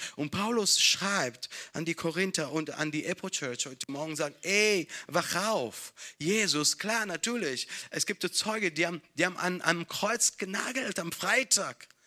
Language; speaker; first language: German; non-native, fluent; Italian